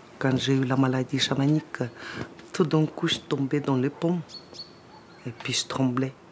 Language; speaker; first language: French; non-native, fluent; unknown